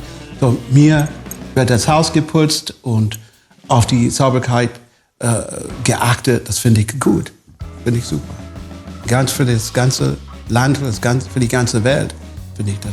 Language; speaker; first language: German; non-native, fluent; English